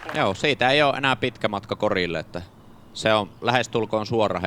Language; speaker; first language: Finnish; native; Finnish